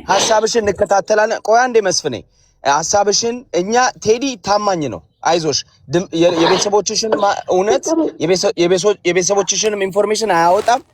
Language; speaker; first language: Amharic; native; Amharic